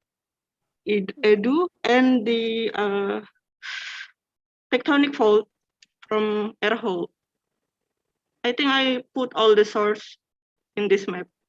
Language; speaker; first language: English; non-native, fluent; Indonesian